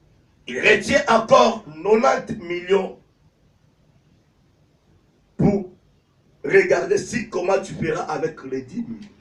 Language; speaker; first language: French; non-native, local second language; Lingala